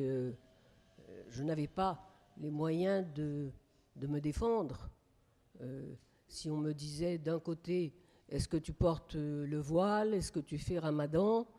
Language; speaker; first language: French; native; French